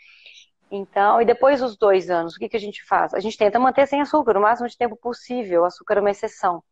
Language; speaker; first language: Portuguese; native; Portuguese